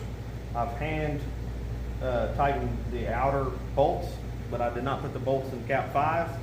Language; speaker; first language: English; native; English